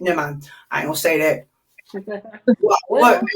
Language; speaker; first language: English; native; English